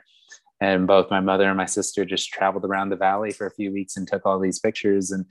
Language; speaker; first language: English; native; English